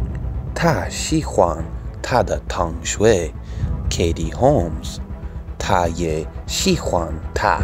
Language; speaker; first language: Chinese; non-native, learner; English